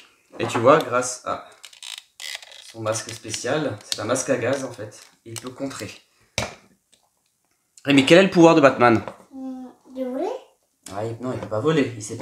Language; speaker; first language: French; native; French